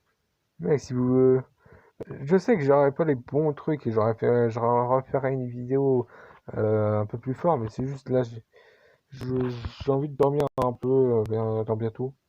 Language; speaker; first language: French; native; French